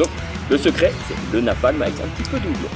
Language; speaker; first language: French; native; French